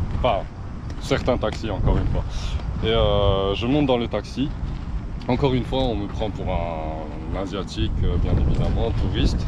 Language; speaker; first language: French; non-native, local second language; Arabic